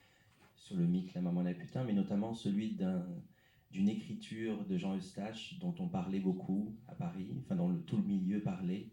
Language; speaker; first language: French; native; French